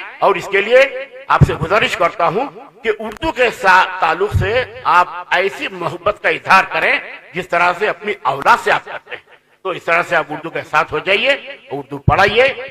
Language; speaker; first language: Urdu; native; Urdu